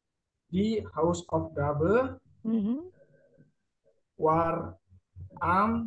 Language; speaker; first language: German; non-native, learner; Indonesian